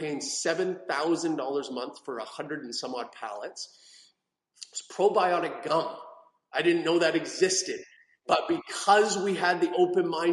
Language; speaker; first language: English; native; English